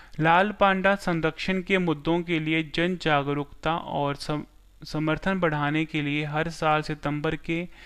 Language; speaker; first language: Hindi; non-native, local second language; Gujarati